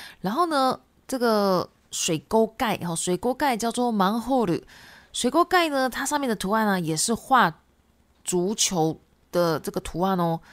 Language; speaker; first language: Chinese; non-native, fluent; Japanese